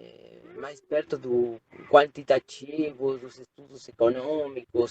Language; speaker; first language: Portuguese; non-native, fluent; Spanish